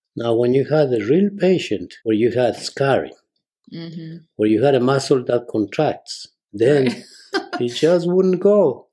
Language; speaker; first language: English; non-native, fluent; Spanish